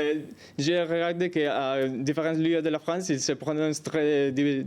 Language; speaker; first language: French; non-native, learner; Spanish